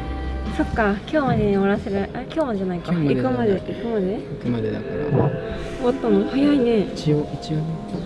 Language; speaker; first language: Japanese; native; Japanese